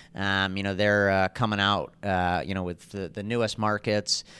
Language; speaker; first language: English; native; English